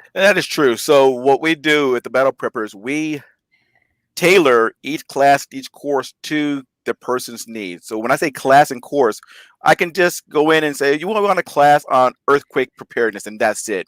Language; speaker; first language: English; native; English